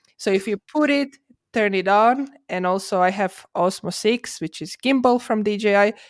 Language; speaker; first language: English; non-native, fluent; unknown